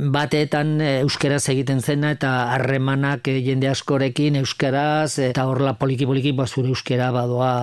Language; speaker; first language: Basque; non-native, local second language; Spanish